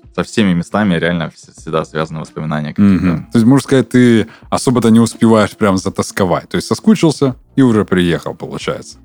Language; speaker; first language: Russian; native; Russian